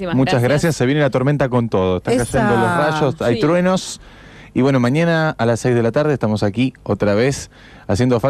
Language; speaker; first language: Spanish; native; Spanish